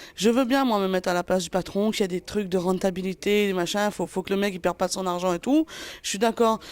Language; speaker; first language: French; native; French